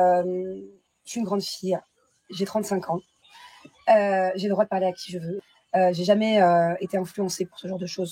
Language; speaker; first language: French; native; French